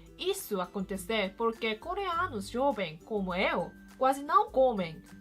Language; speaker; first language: Portuguese; non-native, fluent; Korean